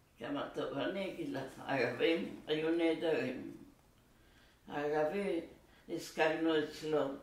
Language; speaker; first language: Hebrew; non-native, fluent; Arabic